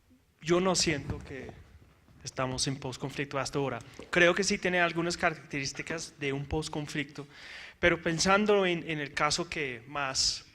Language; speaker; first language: Spanish; non-native, fluent; English